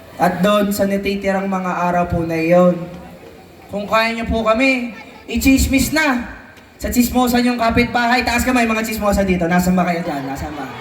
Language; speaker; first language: Filipino; native; Filipino